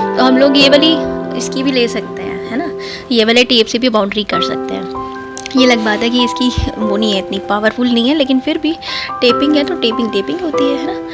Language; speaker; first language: Hindi; non-native, local second language; Dogri